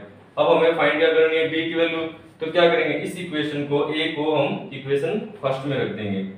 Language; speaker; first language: Hindi; native; Hindi